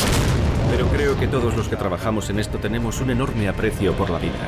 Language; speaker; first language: Spanish; native; Spanish